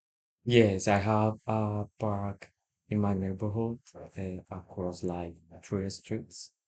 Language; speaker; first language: English; non-native, learner; Spanish